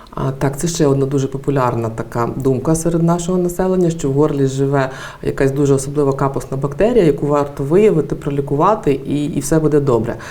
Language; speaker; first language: Ukrainian; native; Ukrainian